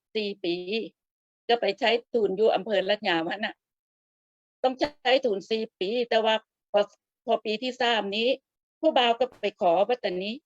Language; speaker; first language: Thai; non-native, local second language; Lao